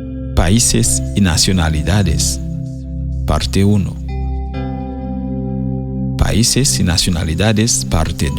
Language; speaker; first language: Spanish; non-native, fluent; Haitian Creole